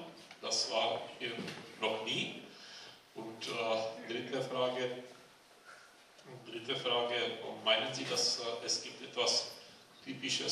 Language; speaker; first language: German; non-native, fluent; Czech